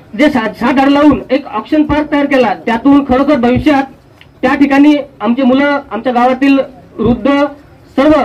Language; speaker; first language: Marathi; native; Marathi